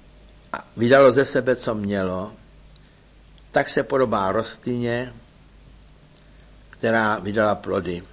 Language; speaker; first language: Czech; native; Czech